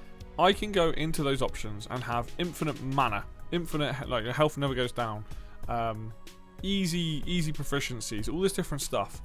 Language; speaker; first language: English; native; English